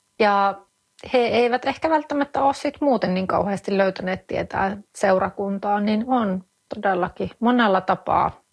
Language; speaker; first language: Finnish; native; Finnish